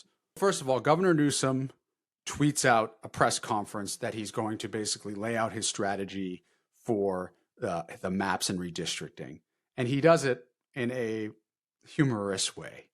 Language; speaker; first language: English; native; English